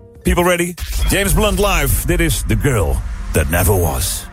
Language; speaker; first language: English; non-native, fluent; Dutch